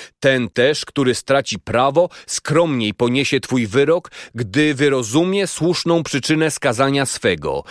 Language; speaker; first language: Polish; native; Polish